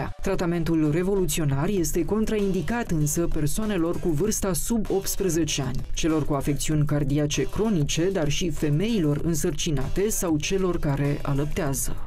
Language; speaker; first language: Romanian; native; Romanian